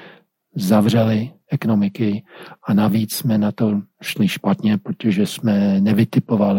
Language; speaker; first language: Czech; non-native, fluent; English